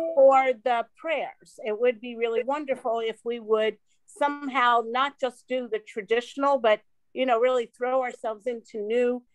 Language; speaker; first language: English; native; English